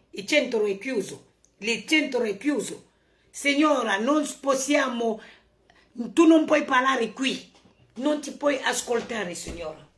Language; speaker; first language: Italian; non-native, learner; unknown